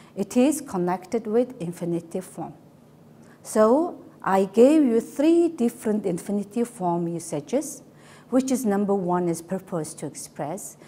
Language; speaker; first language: English; non-native, learner; Mongolian